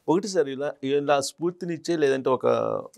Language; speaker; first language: Telugu; native; Telugu